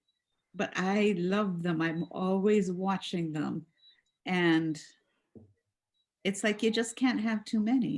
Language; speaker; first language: English; native; English